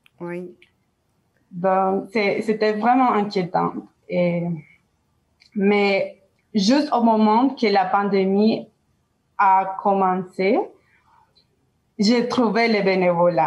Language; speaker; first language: French; non-native, learner; Spanish